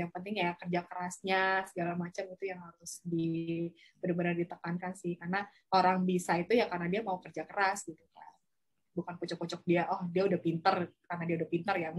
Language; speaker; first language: Indonesian; native; Indonesian